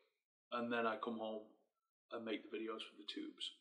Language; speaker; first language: English; native; English